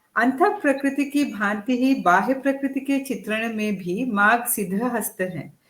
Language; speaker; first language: Hindi; non-native, fluent; Sinhala